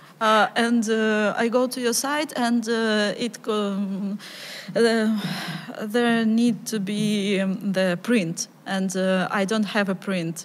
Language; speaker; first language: English; non-native, learner; Ukrainian